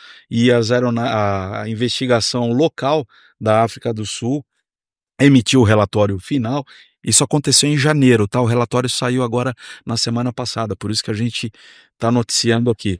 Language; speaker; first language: Portuguese; native; Portuguese